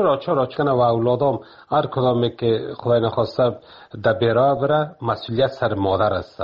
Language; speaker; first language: Persian; native; Persian